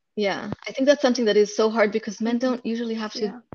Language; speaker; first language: English; non-native, fluent; Hebrew